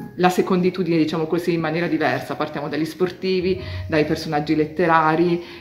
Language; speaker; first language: Italian; native; Italian